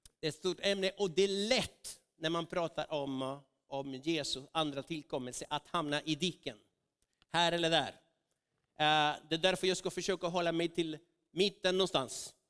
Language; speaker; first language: Swedish; non-native, fluent; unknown